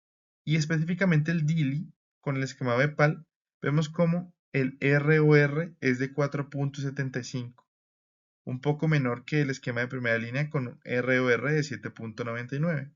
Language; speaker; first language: Spanish; native; Spanish